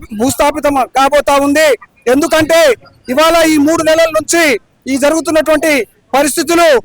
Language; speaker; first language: Telugu; non-native, local second language; Lambadi